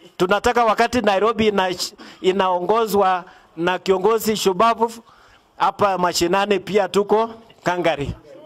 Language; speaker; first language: Swahili; non-native, local second language; Kalenjin